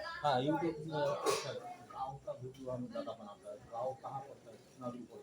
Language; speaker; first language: Hindi; non-native, local second language; Bangla